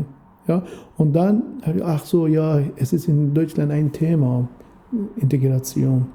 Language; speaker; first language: German; non-native, fluent; Persian